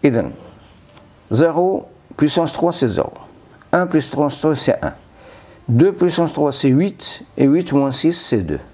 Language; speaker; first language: French; non-native, local second language; Arabic